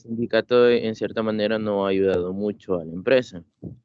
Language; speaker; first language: Spanish; native; Spanish